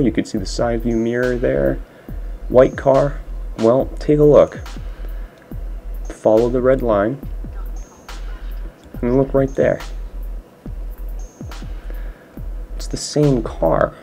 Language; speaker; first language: English; native; English